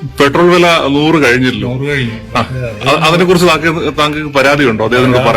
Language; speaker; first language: Malayalam; native; Malayalam